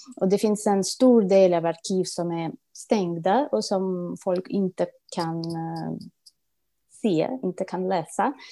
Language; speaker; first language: Swedish; non-native, fluent; Russian